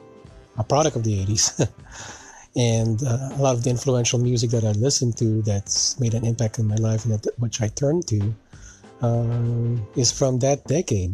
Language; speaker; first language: English; non-native, local second language; Filipino